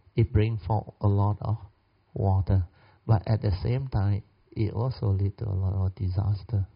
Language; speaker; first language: English; non-native, local second language; Min Nan Chinese